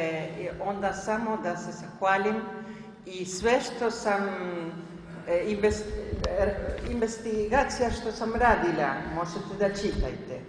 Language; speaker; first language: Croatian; early bilingual, heritage; Spanish